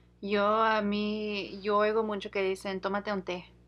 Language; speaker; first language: Spanish; early bilingual, heritage; Spanish